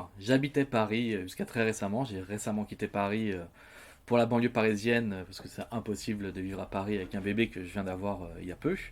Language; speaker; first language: French; native; French